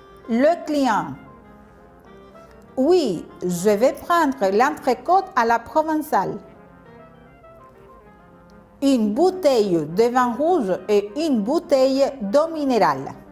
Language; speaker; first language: French; non-native, fluent; Spanish